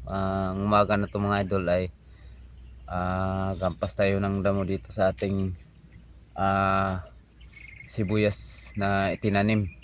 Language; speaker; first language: Filipino; non-native, local second language; Cebuano